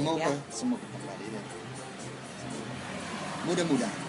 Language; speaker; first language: Indonesian; non-native, learner; English